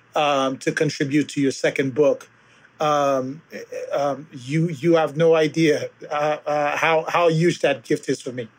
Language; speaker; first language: English; early bilingual, other home language; Haitian Creole